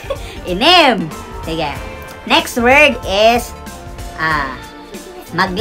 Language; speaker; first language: Filipino; non-native, local second language; Cebuano